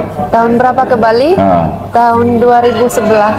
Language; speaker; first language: Indonesian; non-native, fluent; Finnish